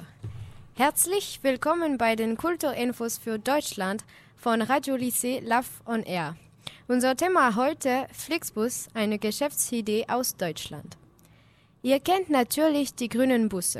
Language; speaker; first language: German; non-native, learner; French